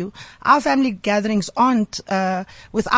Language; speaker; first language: English; native; English